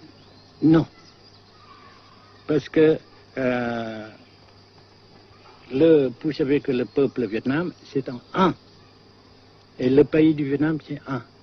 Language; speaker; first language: French; non-native, fluent; Vietnamese